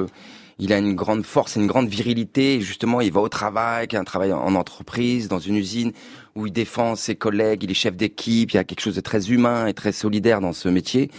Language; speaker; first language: French; native; French